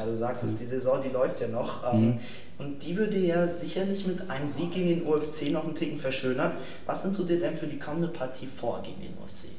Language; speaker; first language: German; native; German